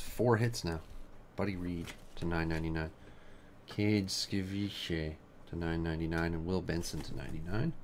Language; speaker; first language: English; native; English